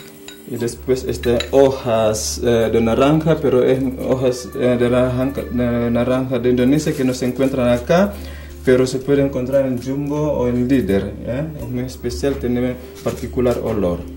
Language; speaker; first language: Spanish; non-native, fluent; Indonesian